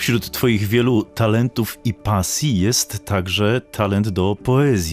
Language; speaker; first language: Polish; native; Polish